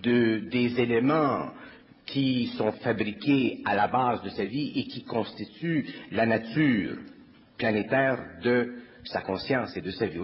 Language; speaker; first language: French; native; French